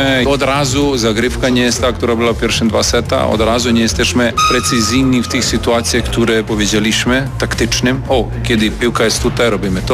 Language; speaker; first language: Polish; non-native, learner; Serbian